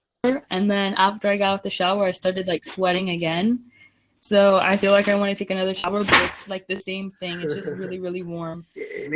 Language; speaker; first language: English; non-native, fluent; Spanish